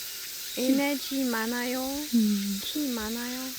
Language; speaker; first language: Korean; non-native, learner; French